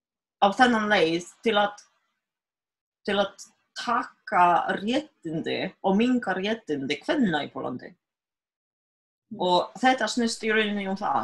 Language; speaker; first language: Icelandic; non-native, fluent; Polish